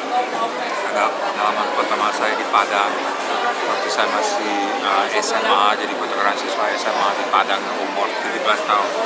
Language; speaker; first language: Indonesian; non-native, fluent; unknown